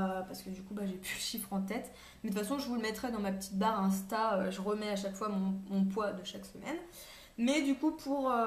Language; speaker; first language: French; native; French